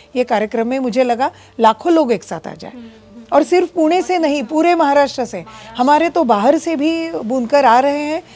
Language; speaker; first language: Hindi; non-native, local second language; Marathi